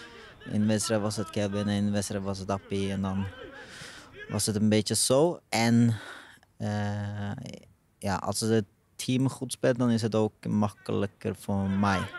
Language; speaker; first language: Dutch; non-native, fluent; Norwegian